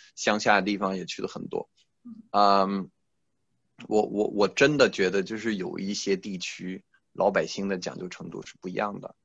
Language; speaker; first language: Chinese; non-native, fluent; French